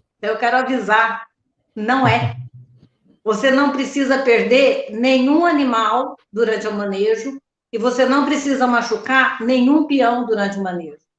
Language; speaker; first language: Portuguese; native; Portuguese